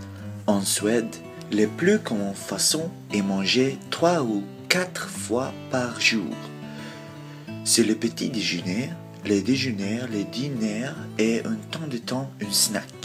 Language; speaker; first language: French; non-native, learner; Swedish